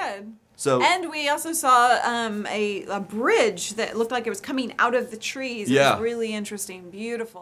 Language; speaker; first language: English; native; English